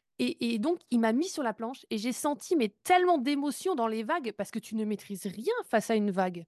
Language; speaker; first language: French; native; French